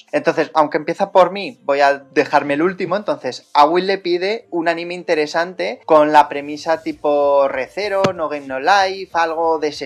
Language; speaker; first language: Spanish; native; Spanish